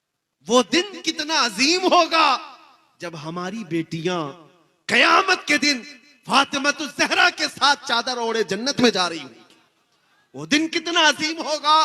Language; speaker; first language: Hindi; native; Hindi